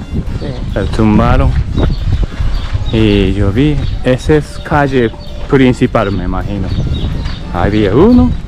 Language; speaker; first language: Spanish; non-native, learner; Japanese